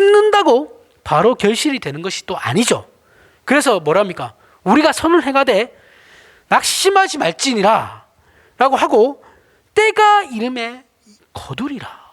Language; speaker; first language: Korean; native; Korean